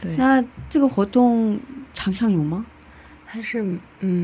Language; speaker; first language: Chinese; non-native, fluent; Korean